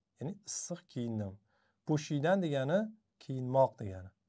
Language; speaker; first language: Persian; non-native, fluent; Uzbek